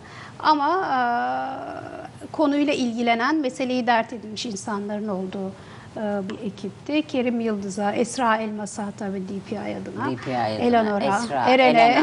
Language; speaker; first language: Turkish; native; Turkish